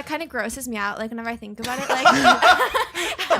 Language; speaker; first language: English; native; English